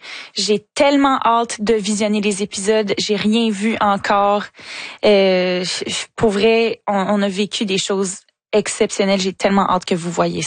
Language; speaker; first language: French; native; French